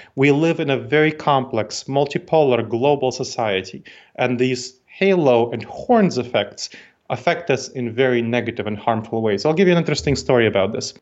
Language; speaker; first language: English; early bilingual, other home language; Russian